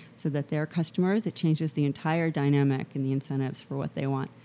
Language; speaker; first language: English; native; English